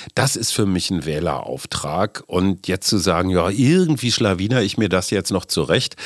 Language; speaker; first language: German; native; German